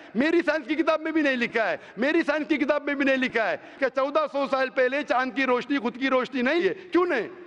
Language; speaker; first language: Hindi; non-native, local second language; Konkani